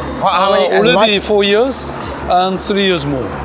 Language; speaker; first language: English; non-native, learner; Korean